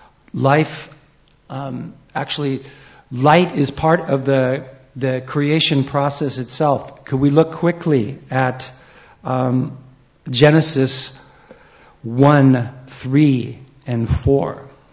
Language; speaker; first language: English; native; English